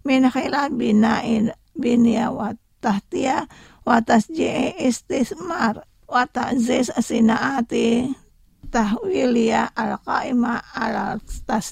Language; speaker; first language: Arabic; non-native, fluent; Indonesian